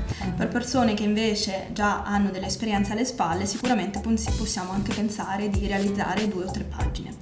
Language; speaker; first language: Italian; native; Italian